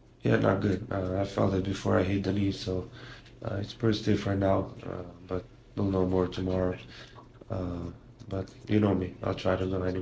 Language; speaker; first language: English; non-native, fluent; Slovenian